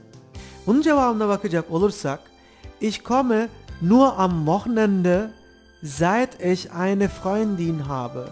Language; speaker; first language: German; non-native, fluent; Turkish